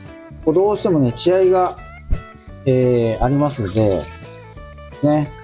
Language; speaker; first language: Japanese; native; Japanese